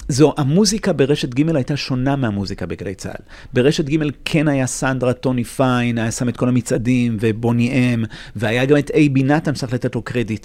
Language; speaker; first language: Hebrew; native; Hebrew